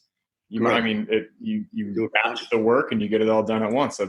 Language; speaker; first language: English; native; English